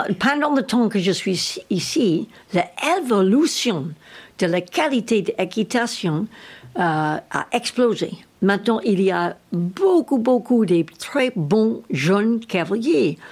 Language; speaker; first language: French; non-native, learner; English